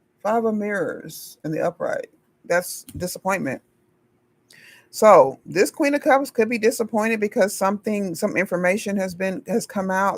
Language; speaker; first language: English; native; English